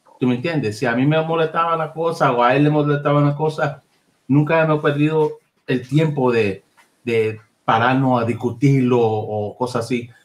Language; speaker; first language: Spanish; early bilingual, heritage; Spanish